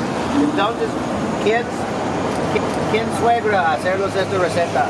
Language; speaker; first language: Spanish; non-native, learner; English